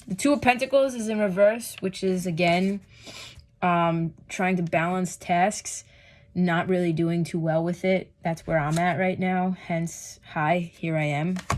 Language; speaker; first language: English; native; English